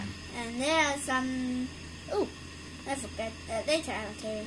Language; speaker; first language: English; non-native, learner; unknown